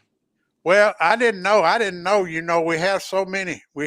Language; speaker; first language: English; native; English